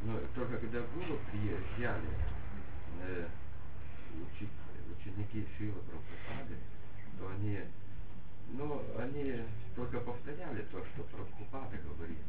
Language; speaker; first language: Russian; non-native, fluent; Lithuanian